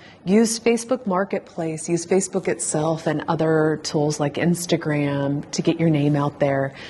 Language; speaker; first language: English; native; English